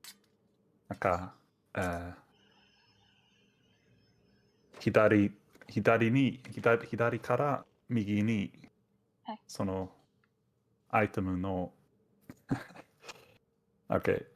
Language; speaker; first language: Japanese; non-native, fluent; Danish